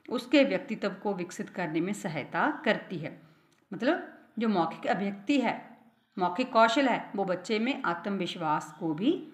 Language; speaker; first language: Hindi; non-native, local second language; Punjabi